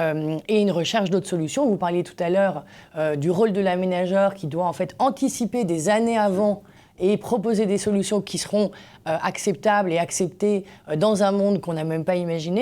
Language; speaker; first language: French; native; French